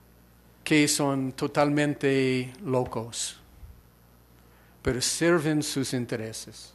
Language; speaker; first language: Spanish; non-native, fluent; English